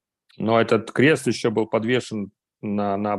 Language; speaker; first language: Russian; native; Russian